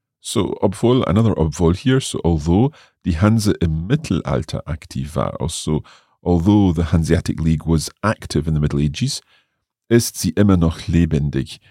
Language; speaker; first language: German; non-native, fluent; English